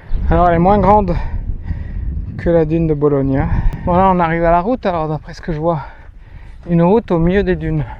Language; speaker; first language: French; native; French